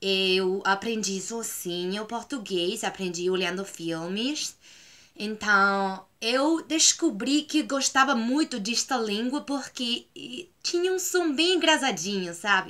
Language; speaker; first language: Portuguese; non-native, fluent; Spanish